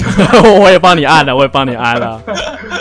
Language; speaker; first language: Chinese; native; Chinese